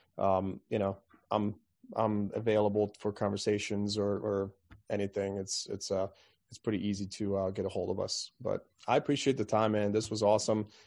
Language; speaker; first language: English; non-native, fluent; Croatian